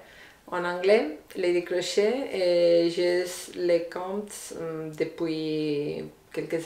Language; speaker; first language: French; non-native, learner; Spanish